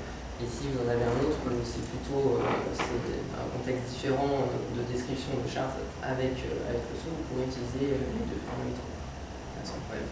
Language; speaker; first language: French; native; French